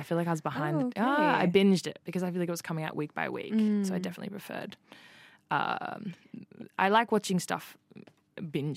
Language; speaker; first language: English; native; English